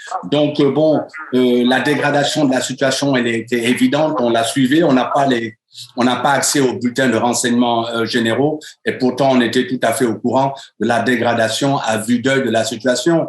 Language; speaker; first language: French; native; French